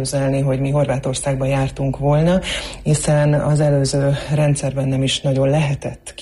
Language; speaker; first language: Hungarian; non-native, local second language; Croatian